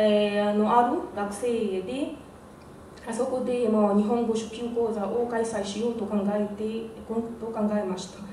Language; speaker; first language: Japanese; non-native, fluent; Arabic